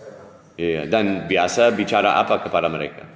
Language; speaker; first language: Indonesian; non-native, fluent; English